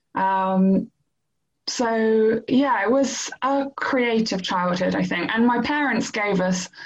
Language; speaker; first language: English; native; English